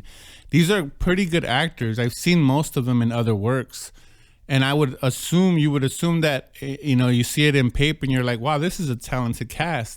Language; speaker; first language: English; native; English